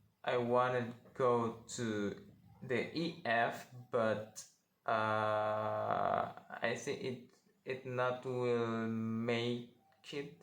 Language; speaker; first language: English; non-native, learner; Indonesian